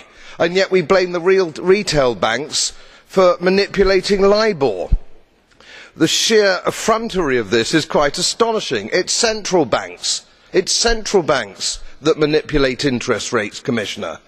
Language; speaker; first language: English; native; English